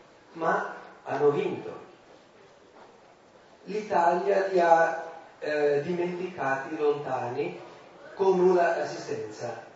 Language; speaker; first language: Italian; non-native, learner; Portuguese